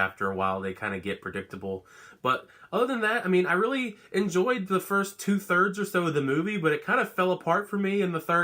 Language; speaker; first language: English; native; English